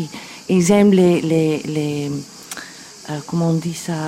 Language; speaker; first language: French; non-native, local second language; Dutch